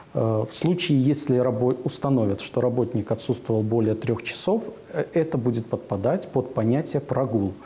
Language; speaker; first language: Russian; native; Russian